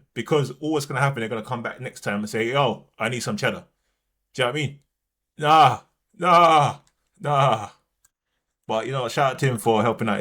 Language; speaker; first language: English; native; English